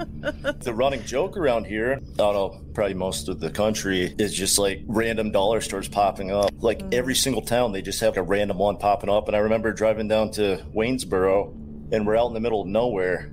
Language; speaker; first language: English; native; English